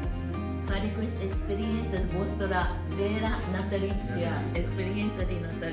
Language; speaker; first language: Italian; non-native, learner; Japanese